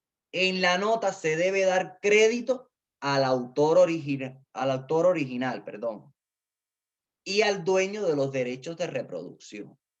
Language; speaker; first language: Spanish; native; Spanish